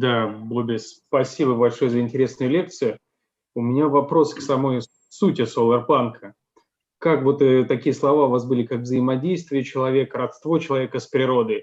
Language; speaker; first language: Russian; native; Russian